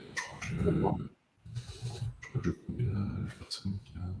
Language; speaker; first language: French; native; French